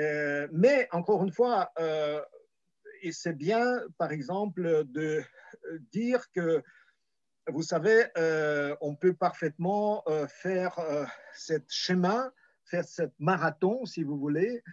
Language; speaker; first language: French; non-native, fluent; Ukrainian